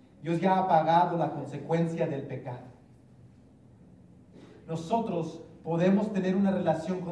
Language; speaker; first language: Spanish; early bilingual, heritage; English